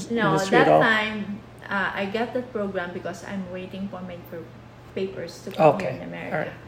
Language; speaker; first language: English; non-native, local second language; Filipino